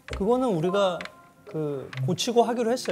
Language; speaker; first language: Korean; native; Korean